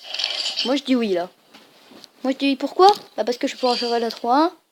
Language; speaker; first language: French; native; French